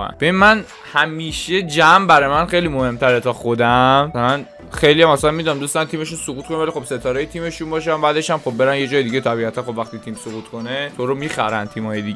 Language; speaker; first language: Persian; native; Persian